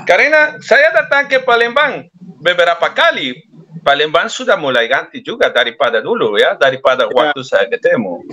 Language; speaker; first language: Indonesian; non-native, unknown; Spanish